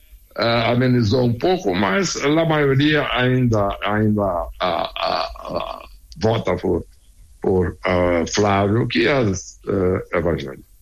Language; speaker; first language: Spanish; non-native, learner; Portuguese